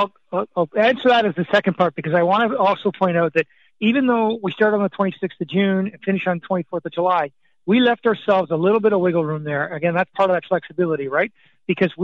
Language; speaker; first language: English; native; English